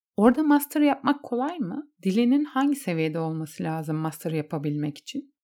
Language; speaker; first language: Turkish; native; Turkish